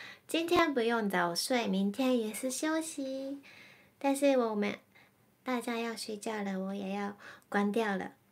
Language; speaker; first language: Chinese; non-native, fluent; Japanese